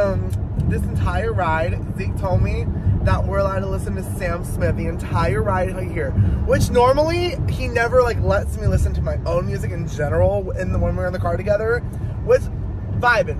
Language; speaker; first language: English; native; English